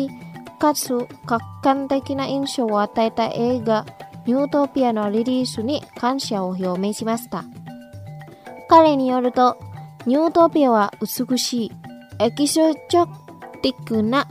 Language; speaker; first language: Japanese; non-native, fluent; Indonesian